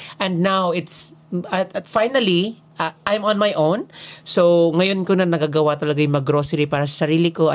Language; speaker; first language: Filipino; native; Filipino